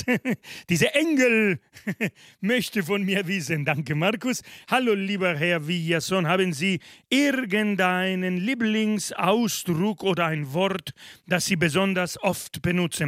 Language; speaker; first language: German; non-native, fluent; Spanish